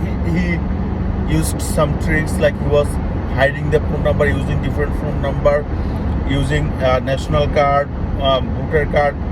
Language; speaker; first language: English; non-native, local second language; Bangla